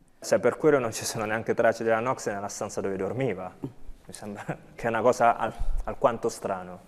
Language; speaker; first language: Italian; early bilingual, other home language; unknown